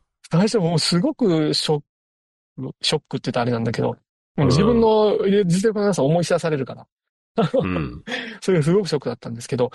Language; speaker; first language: Japanese; native; Japanese